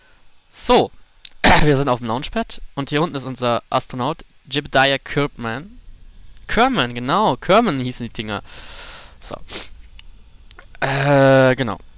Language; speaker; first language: German; native; German